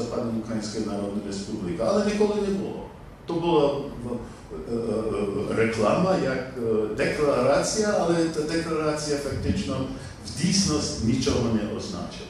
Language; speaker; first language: Polish; non-native, learner; English